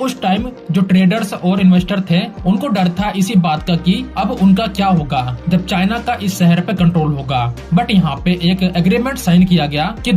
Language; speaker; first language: Hindi; native; Hindi